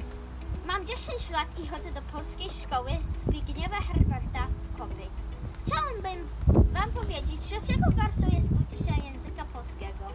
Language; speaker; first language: Polish; early bilingual, heritage; Polish